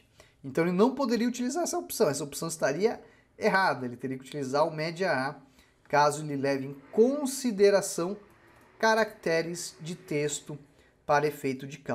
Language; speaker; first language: Portuguese; native; Portuguese